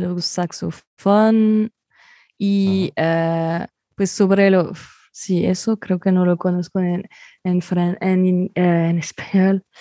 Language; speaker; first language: Spanish; non-native, fluent; French